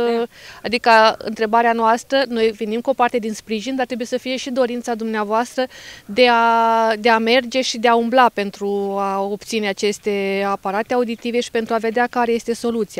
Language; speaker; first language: Romanian; native; Romanian